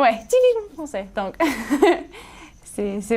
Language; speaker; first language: French; non-native, learner; English